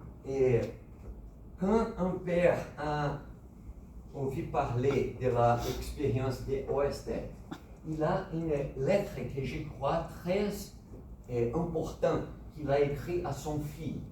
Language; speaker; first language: French; non-native, fluent; Portuguese